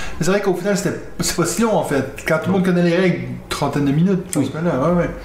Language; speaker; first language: French; native; French